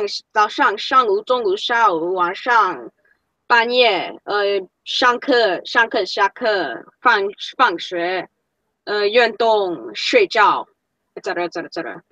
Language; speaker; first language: Chinese; non-native, learner; English